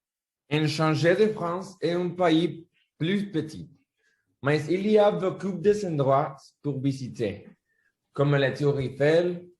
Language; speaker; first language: French; non-native, learner; Spanish